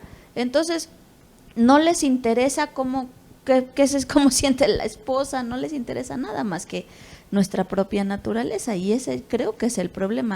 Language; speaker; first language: Spanish; native; Spanish